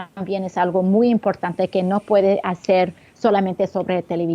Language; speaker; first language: Spanish; early bilingual, heritage; English